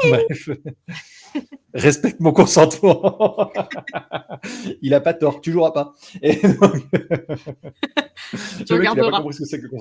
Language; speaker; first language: French; native; French